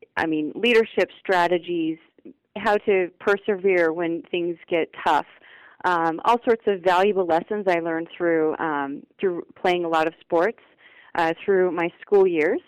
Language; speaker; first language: English; native; English